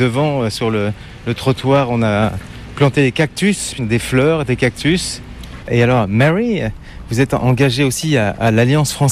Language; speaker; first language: French; native; French